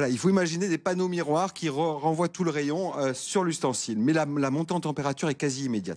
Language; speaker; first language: French; native; French